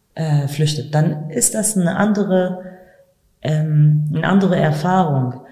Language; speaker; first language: German; non-native, fluent; Arabic